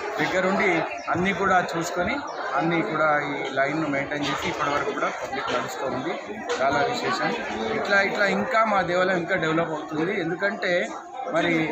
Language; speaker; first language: Telugu; native; Telugu